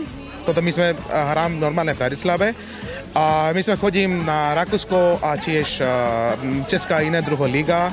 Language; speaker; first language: Slovak; non-native, learner; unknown